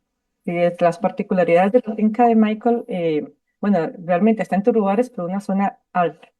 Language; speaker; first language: Spanish; native; Spanish